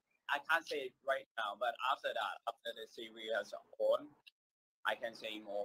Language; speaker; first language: English; non-native, fluent; Thai